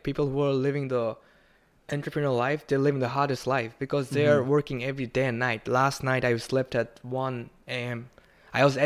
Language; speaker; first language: English; non-native, local second language; Bangla